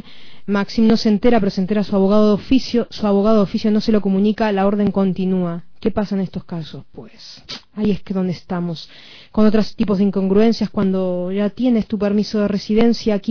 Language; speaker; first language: Spanish; native; Spanish